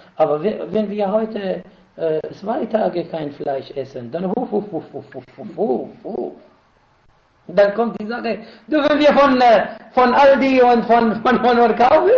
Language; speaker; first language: German; non-native, fluent; Arabic